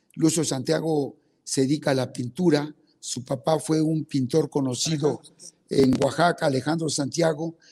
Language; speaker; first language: Spanish; non-native, local second language; Zapotec